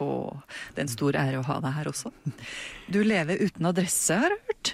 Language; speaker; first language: Norwegian; native; Norwegian